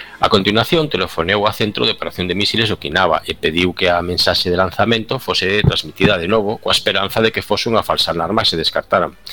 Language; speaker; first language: Galician; native; Galician